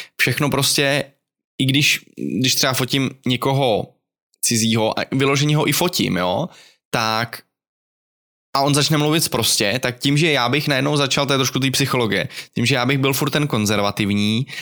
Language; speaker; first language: Czech; native; Czech